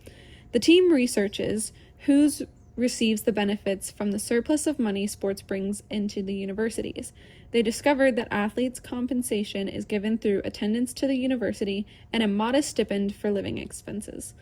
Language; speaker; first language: English; native; English